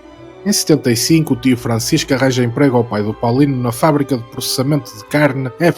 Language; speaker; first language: Portuguese; native; Portuguese